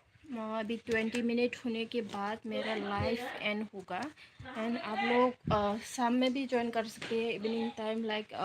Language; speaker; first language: Hindi; non-native, local second language; Kok Borok